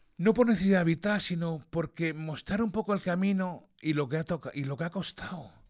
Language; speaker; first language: Spanish; early bilingual, other home language; English